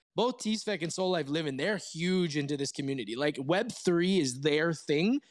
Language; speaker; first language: English; native; English